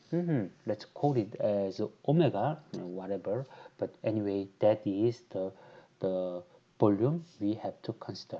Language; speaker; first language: English; non-native, fluent; Korean